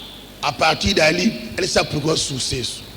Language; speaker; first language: Portuguese; non-native, learner; Lingala